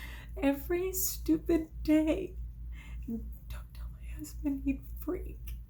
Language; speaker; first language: English; native; English